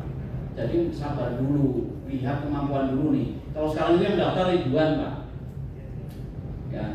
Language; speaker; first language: Indonesian; native; Indonesian